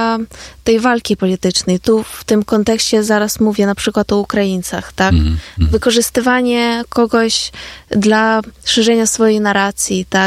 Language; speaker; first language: Polish; non-native, fluent; Ukrainian